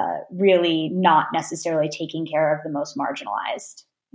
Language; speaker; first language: English; native; English